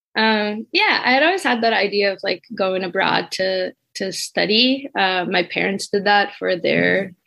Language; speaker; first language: English; non-native, fluent; Portuguese